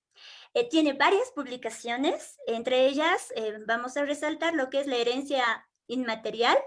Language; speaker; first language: Spanish; native; Spanish